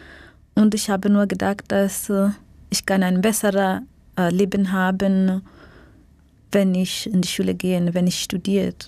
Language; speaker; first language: German; non-native, fluent; Swahili